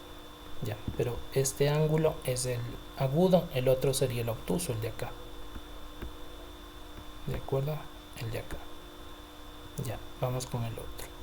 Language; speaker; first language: Spanish; native; Spanish